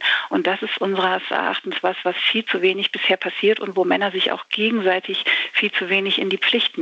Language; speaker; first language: German; native; German